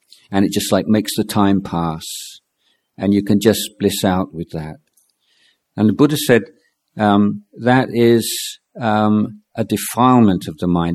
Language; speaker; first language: English; native; English